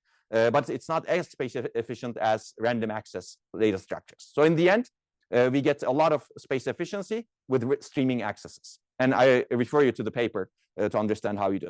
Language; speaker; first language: English; non-native, fluent; Turkish